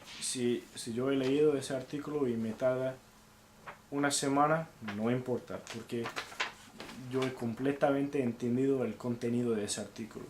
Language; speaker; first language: Spanish; non-native, fluent; English